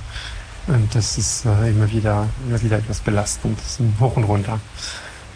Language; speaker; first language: German; non-native, fluent; French